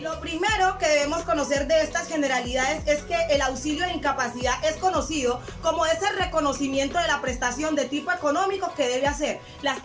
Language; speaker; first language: Spanish; native; Spanish